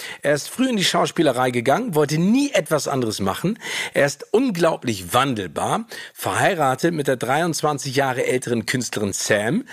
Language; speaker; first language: German; native; German